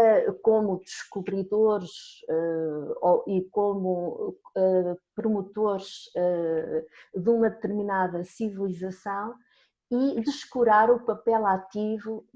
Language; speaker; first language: Portuguese; native; Portuguese